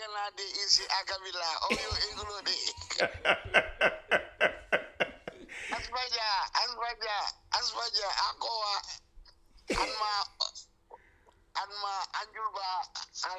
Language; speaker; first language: English; non-native, local second language; Wolof